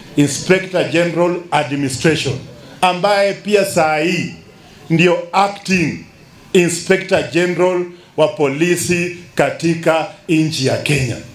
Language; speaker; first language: Swahili; non-native, local second language; Luyia